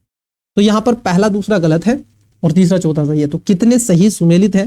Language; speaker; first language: Hindi; native; Hindi